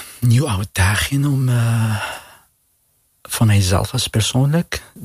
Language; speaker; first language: Dutch; non-native, learner; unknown